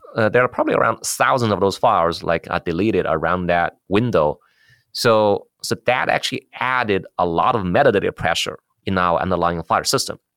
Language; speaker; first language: English; non-native, fluent; Chinese